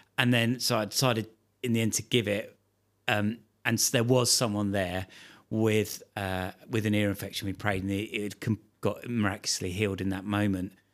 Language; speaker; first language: English; native; English